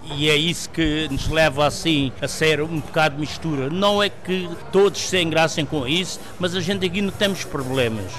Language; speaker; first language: Portuguese; native; Portuguese